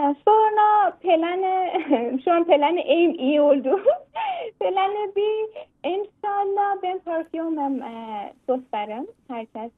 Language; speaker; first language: Turkish; non-native, learner; Persian